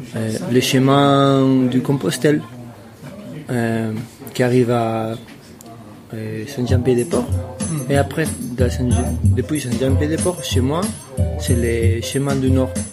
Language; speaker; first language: French; non-native, learner; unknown